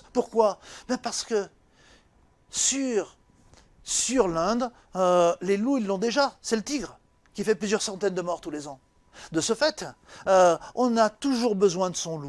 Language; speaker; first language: French; native; French